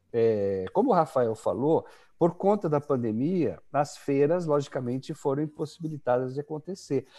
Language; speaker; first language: Portuguese; native; Portuguese